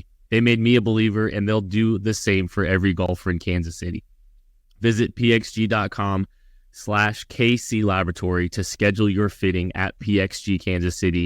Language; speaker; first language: English; native; English